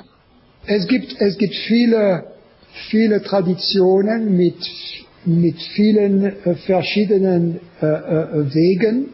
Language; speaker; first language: German; non-native, learner; French